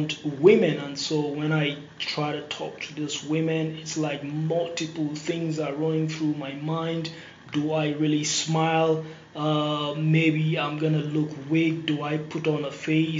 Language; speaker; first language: English; non-native, local second language; Hausa